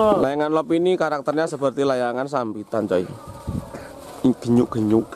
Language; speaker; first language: Indonesian; non-native, local second language; Javanese